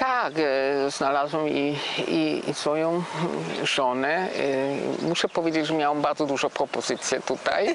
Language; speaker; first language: Polish; non-native, fluent; German